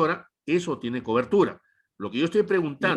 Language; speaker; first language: Spanish; native; Spanish